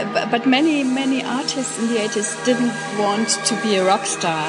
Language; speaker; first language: English; non-native, learner; German